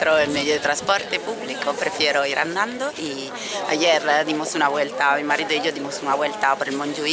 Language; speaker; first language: Spanish; non-native, fluent; Italian